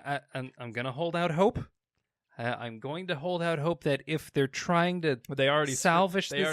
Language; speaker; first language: English; native; English